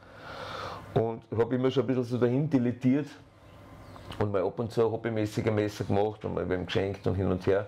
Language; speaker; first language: German; native; German